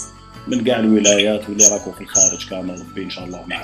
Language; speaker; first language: Arabic; native; Arabic